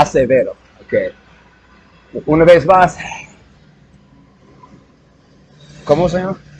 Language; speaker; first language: Spanish; non-native, learner; English